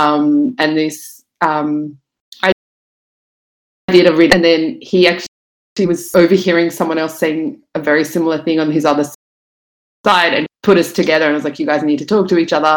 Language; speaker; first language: English; native; English